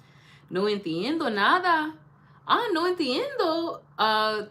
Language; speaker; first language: Spanish; non-native, learner; English